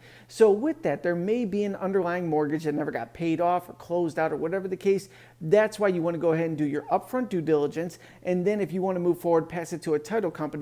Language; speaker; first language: English; native; English